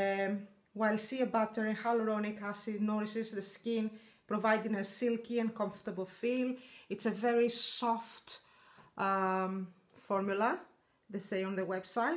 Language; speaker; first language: English; non-native, fluent; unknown